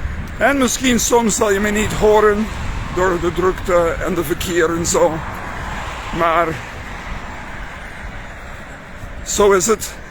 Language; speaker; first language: Dutch; non-native, fluent; English